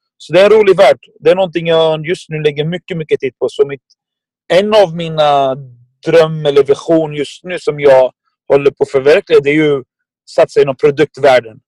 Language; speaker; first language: Swedish; non-native, fluent; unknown